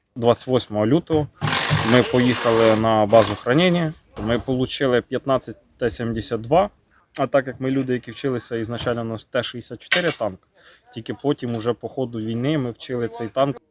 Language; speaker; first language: Ukrainian; native; Ukrainian